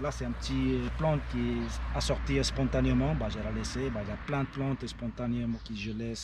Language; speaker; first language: French; native; French